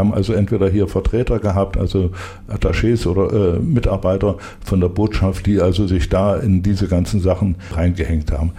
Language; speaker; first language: German; native; German